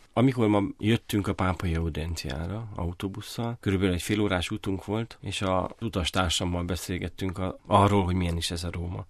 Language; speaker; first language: Hungarian; native; Hungarian